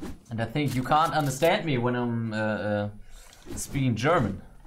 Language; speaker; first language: English; non-native, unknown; German